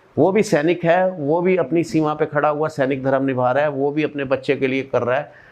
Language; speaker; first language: Hindi; non-native, local second language; Punjabi